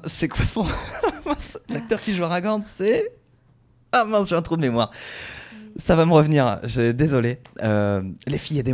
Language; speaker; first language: French; native; French